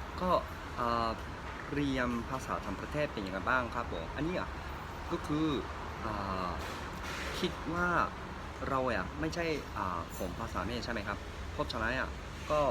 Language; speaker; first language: Thai; non-native, learner; Japanese